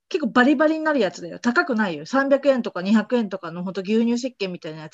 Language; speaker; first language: Japanese; native; Japanese